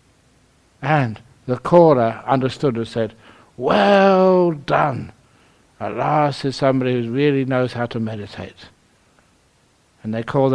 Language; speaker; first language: English; native; English